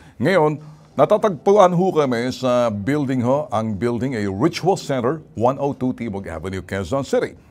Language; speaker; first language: Filipino; native; Filipino